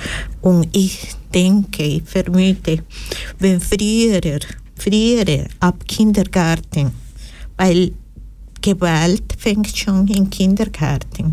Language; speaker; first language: German; non-native, learner; Spanish